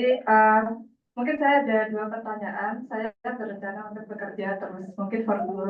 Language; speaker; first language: Indonesian; native; Indonesian